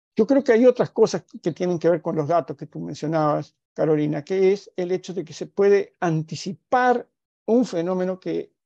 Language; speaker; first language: Spanish; native; Spanish